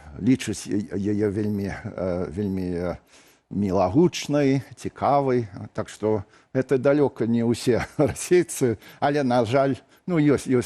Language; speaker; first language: Belarusian; non-native, fluent; English